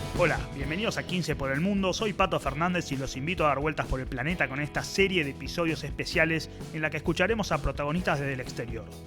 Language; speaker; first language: Spanish; native; Spanish